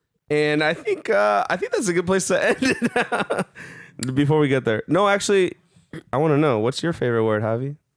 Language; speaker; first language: English; early bilingual, other home language; Spanish